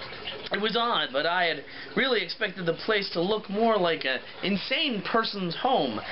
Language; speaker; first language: English; native; English